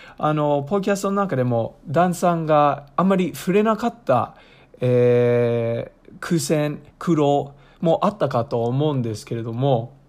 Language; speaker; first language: Japanese; non-native, fluent; English